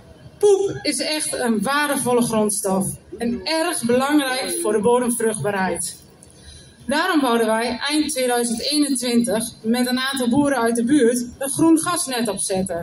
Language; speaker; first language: Dutch; native; Dutch